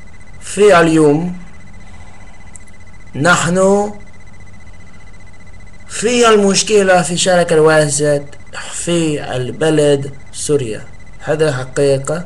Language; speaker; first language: Arabic; non-native, learner; English